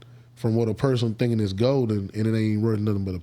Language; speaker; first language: English; native; English